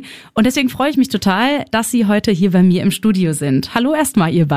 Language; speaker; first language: German; native; German